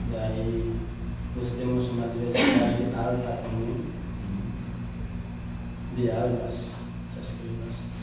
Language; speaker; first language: Portuguese; non-native, fluent; Haitian Creole